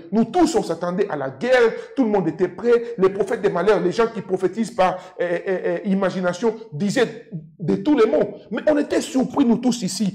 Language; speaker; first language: French; non-native, local second language; Lingala